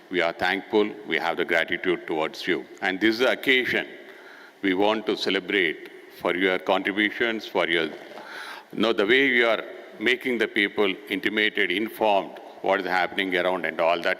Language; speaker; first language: English; non-native, local second language; Telugu